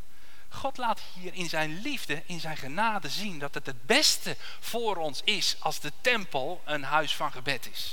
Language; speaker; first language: Dutch; native; Dutch